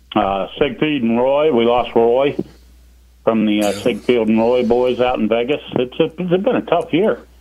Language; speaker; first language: English; native; English